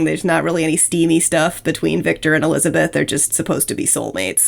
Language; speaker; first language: English; native; English